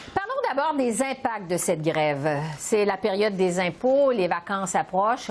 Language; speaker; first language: French; native; French